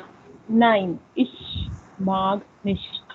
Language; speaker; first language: German; non-native, learner; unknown